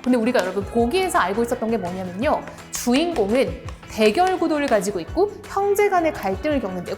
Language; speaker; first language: Korean; native; Korean